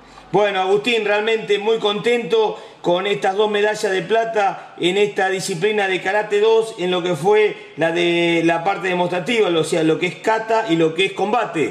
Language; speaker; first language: Spanish; native; Spanish